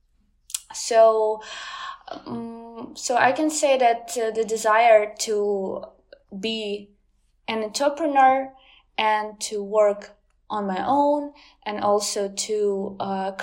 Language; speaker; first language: English; non-native, fluent; Ukrainian